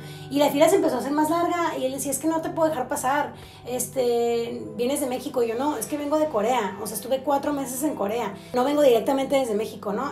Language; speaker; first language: Spanish; native; Spanish